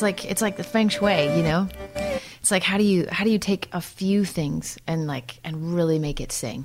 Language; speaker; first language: English; native; English